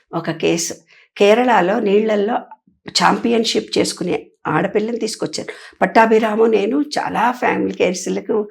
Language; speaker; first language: Telugu; native; Telugu